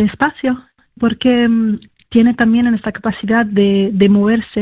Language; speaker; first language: Spanish; non-native, fluent; French